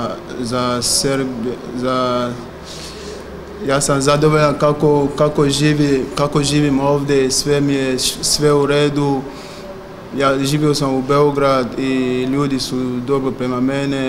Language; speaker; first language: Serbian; non-native, learner; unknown